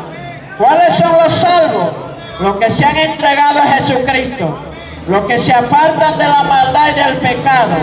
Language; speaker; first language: Spanish; native; Spanish